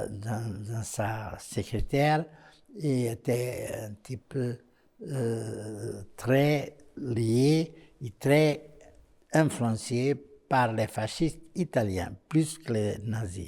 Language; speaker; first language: French; non-native, fluent; Portuguese